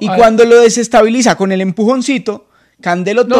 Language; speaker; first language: Spanish; native; Spanish